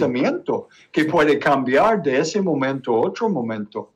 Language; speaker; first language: Spanish; non-native, learner; English